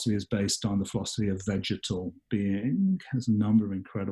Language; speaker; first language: English; native; English